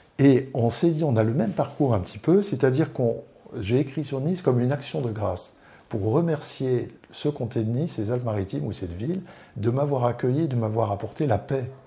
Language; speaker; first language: French; native; French